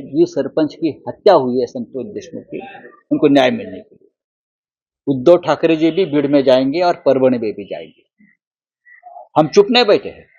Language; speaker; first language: Hindi; non-native, local second language; Marathi